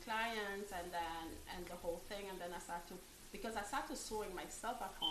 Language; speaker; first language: English; non-native, fluent; French